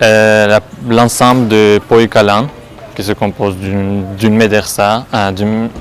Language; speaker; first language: French; non-native, fluent; Uzbek